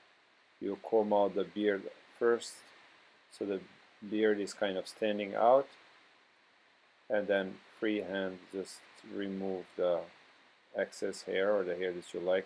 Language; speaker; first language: English; non-native, fluent; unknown